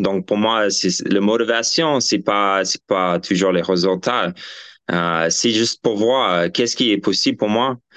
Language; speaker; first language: French; non-native, fluent; English